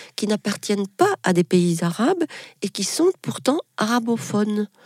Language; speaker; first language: French; non-native, local second language; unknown